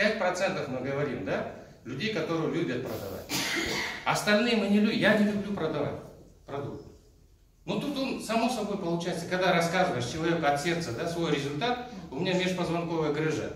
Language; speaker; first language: Russian; non-native, local second language; Kazakh